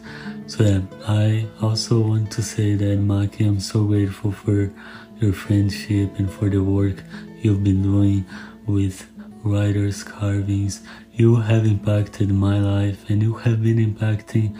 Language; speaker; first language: English; non-native, fluent; Portuguese